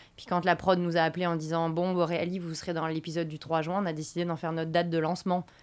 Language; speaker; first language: French; native; French